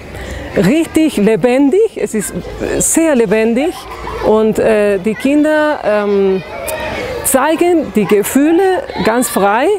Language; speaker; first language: German; non-native, fluent; Spanish